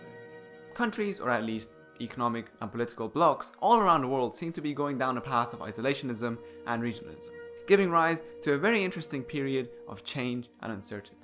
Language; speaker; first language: English; non-native, fluent; Persian